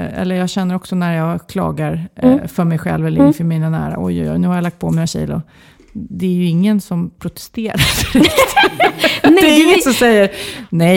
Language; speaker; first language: Swedish; native; Swedish